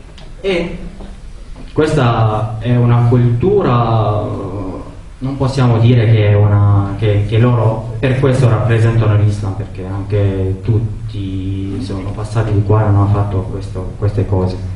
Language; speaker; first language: Italian; non-native, learner; Arabic